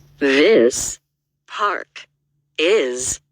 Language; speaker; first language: English; non-native, learner; Turkish